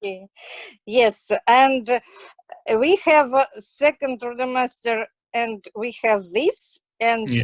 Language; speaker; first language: English; non-native, learner; Russian